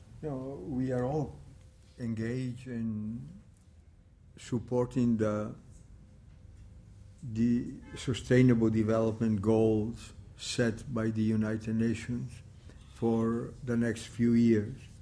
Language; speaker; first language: English; non-native, fluent; Italian